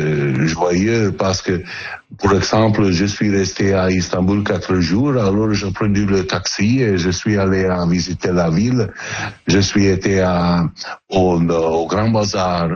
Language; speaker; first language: French; non-native, learner; Italian